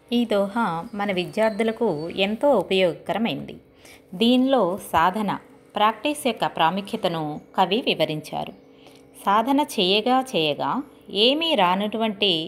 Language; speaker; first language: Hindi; non-native, local second language; Telugu